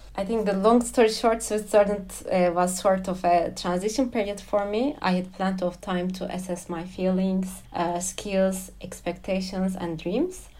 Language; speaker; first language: English; non-native, fluent; Turkish